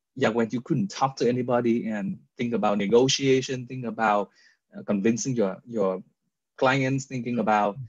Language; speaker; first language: English; non-native, fluent; Vietnamese